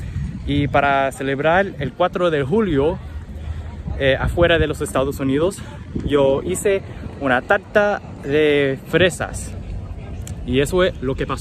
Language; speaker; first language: Spanish; non-native, learner; English